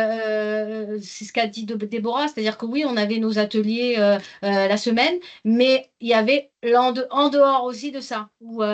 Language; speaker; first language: French; native; French